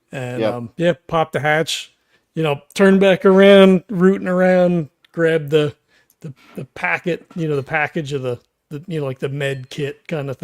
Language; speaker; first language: English; native; English